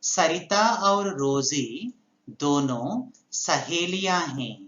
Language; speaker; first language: Hindi; non-native, local second language; Telugu